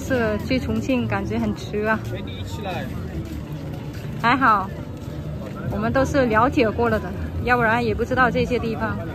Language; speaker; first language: Chinese; non-native, fluent; Vietnamese